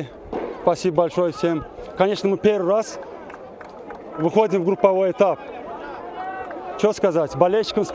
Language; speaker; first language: Russian; non-native, local second language; Turkmen